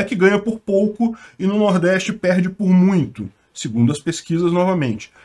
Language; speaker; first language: Portuguese; native; Portuguese